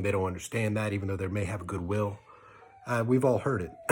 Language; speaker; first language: English; native; English